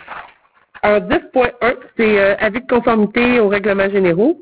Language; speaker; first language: French; native; French